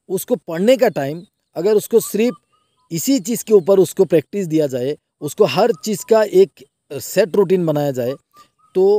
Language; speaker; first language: Hindi; non-native, local second language; Bangla